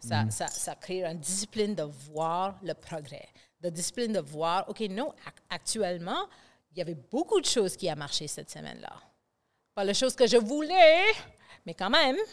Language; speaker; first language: French; non-native, fluent; English